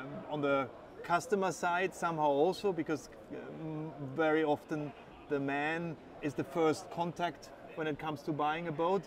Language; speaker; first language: English; non-native, fluent; German